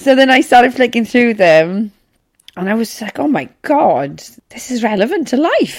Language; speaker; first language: English; non-native, local second language; Welsh